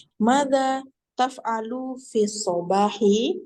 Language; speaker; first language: Arabic; non-native, fluent; Indonesian